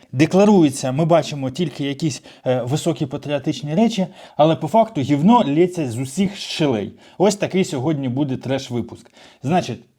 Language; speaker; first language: Ukrainian; non-native, local second language; Russian